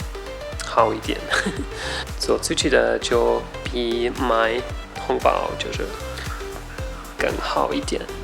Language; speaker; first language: Chinese; non-native, fluent; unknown